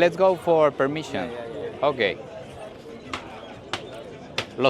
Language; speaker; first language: English; non-native, learner; Spanish